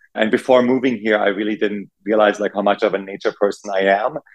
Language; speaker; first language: English; non-native, fluent; German